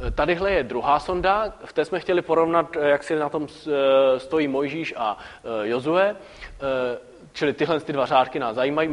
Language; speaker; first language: Czech; native; Czech